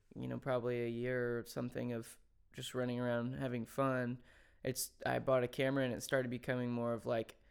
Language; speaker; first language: English; native; English